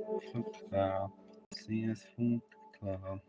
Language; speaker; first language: Icelandic; non-native, learner; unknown